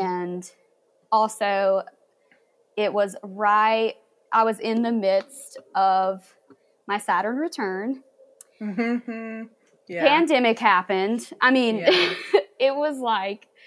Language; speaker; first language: English; native; English